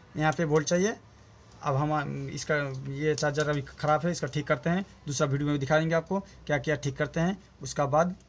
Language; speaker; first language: Hindi; non-native, local second language; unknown